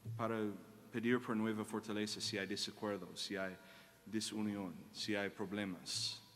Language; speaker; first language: Spanish; non-native, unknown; English